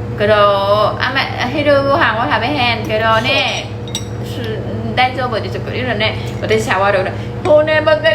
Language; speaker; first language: Japanese; non-native, learner; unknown